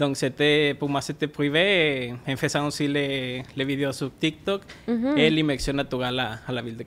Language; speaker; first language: French; non-native, fluent; Spanish